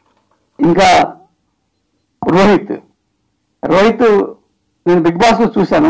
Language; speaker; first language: Telugu; native; Telugu